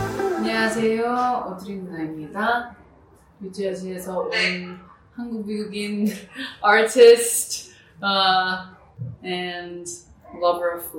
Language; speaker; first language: Korean; early bilingual, heritage; Korean